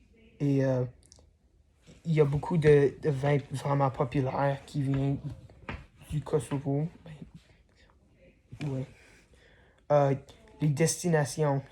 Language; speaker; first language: French; non-native, learner; English